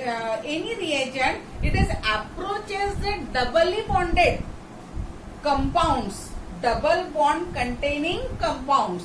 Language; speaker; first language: English; non-native, local second language; Marathi